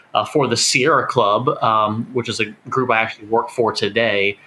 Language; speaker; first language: English; native; English